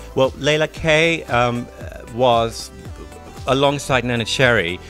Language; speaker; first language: English; non-native, fluent; Swedish